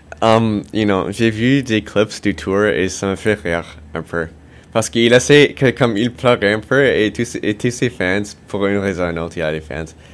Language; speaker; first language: French; non-native, fluent; English